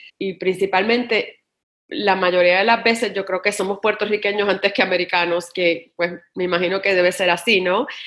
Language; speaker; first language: Spanish; native; Spanish